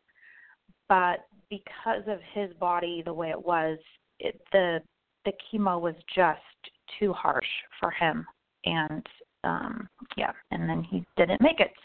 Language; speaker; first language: English; native; English